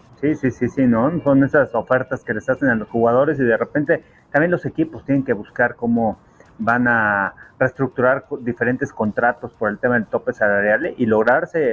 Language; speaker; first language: Spanish; native; Spanish